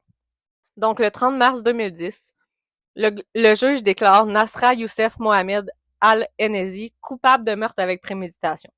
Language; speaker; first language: French; native; French